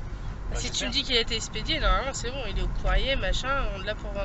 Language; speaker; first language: French; native; French